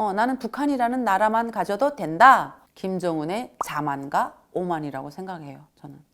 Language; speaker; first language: Korean; native; Korean